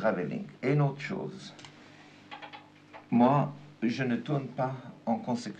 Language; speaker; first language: French; non-native, fluent; German